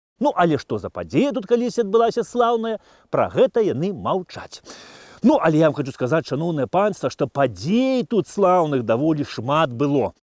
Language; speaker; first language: Belarusian; native; Belarusian